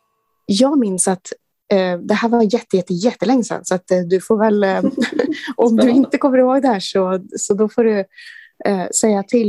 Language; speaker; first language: Swedish; native; Swedish